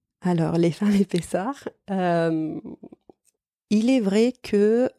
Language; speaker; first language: French; non-native, fluent; Italian